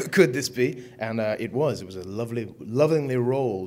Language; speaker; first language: English; native; English